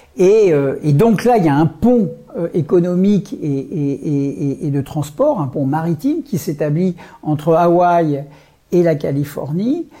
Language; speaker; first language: French; native; French